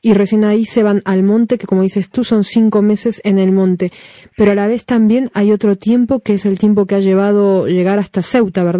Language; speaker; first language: Spanish; native; Spanish